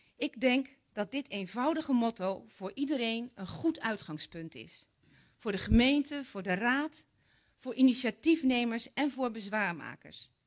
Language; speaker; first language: Dutch; native; Dutch